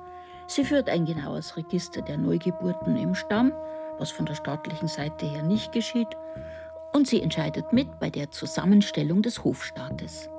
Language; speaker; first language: German; native; German